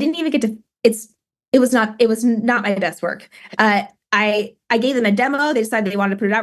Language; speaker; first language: English; native; English